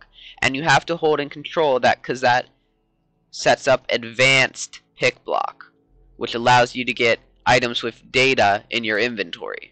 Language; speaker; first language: English; native; English